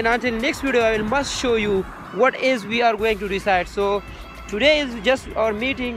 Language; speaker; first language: English; non-native, local second language; Urdu